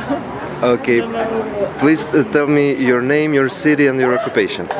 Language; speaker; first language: English; non-native, fluent; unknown